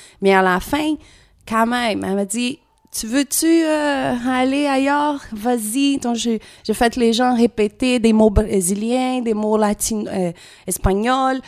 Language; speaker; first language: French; non-native, fluent; Portuguese